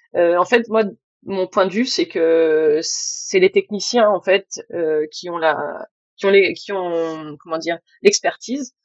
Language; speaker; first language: French; native; French